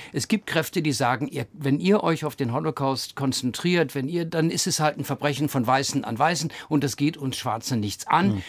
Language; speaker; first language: German; early bilingual, other home language; English